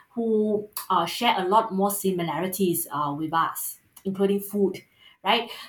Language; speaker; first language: English; native; English